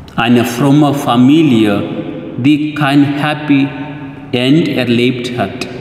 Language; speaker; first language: German; non-native, fluent; Telugu